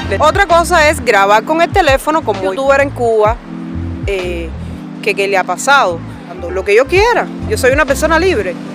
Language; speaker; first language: Spanish; native; Spanish